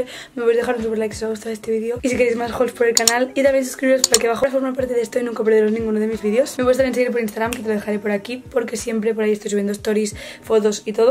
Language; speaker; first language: Spanish; native; Spanish